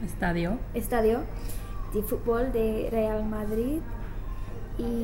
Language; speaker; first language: Spanish; non-native, learner; English